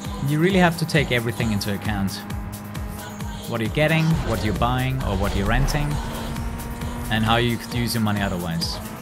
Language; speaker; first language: English; non-native, fluent; German